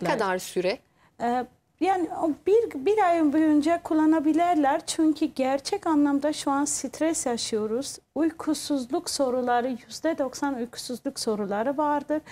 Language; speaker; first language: Turkish; non-native, fluent; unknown